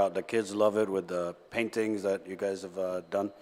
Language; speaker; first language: English; early bilingual, other home language; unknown